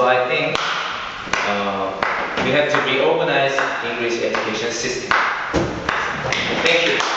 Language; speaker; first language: English; non-native, learner; Korean